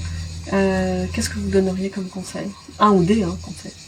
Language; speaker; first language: French; native; French